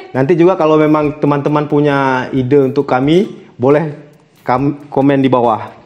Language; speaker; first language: Indonesian; native; Indonesian